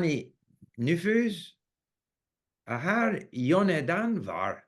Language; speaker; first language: Turkish; non-native, learner; English